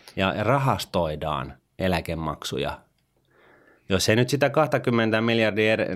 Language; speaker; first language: Finnish; native; Finnish